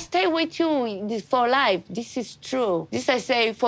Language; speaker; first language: English; non-native, learner; French